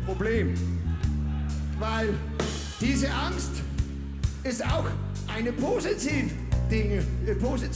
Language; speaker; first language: German; non-native, learner; Danish